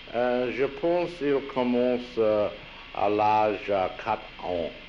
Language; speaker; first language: French; non-native, learner; English